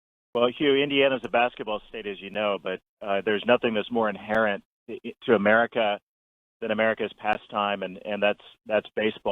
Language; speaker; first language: English; native; English